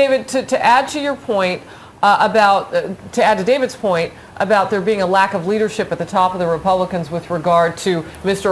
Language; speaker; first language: English; native; English